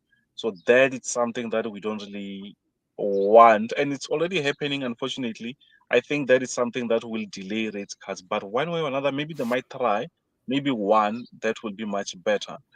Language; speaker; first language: English; non-native, fluent; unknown